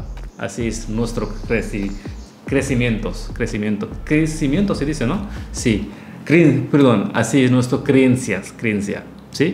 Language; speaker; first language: Spanish; non-native, learner; Hindi